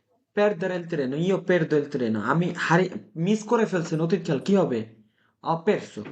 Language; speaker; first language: Italian; non-native, fluent; Bangla